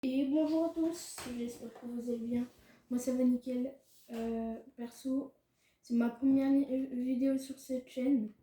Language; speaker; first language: French; native; French